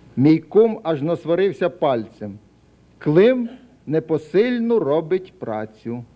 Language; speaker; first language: Ukrainian; native; Ukrainian